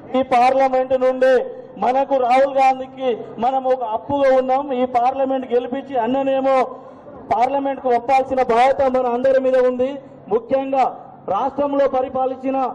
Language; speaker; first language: Telugu; non-native, local second language; Lambadi